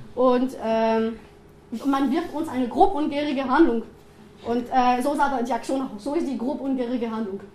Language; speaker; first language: German; non-native, fluent; French